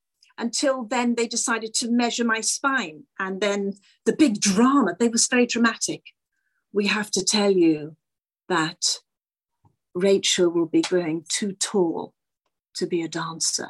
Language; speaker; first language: English; native; English